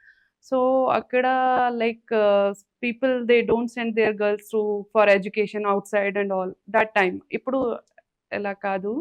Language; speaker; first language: Telugu; non-native, learner; Hindi